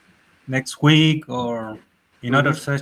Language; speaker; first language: English; non-native, learner; Spanish